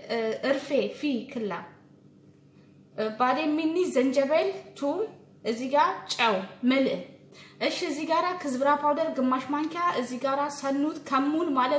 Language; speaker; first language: Arabic; non-native, learner; Amharic